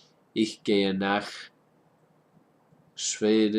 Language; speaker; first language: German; non-native, fluent; English